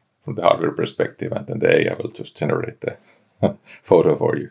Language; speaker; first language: English; non-native, fluent; Finnish